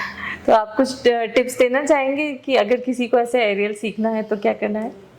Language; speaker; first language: Hindi; native; Hindi